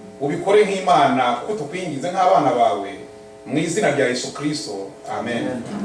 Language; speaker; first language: Kinyarwanda; native; Kinyarwanda